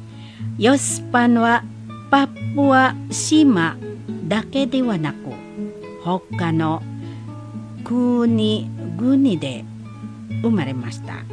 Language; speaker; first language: Japanese; non-native, learner; Indonesian